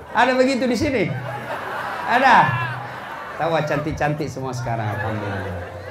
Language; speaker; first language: Indonesian; native; Indonesian